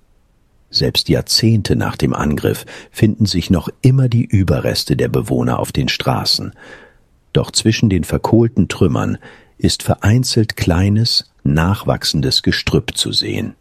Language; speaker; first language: German; native; German